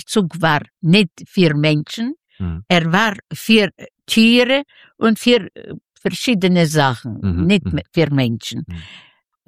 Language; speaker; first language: German; non-native, fluent; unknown